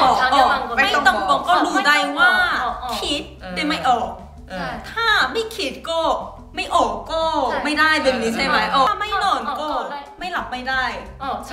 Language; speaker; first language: Thai; non-native, fluent; Korean